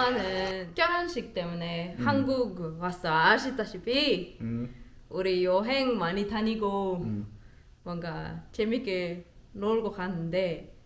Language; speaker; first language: Korean; non-native, learner; German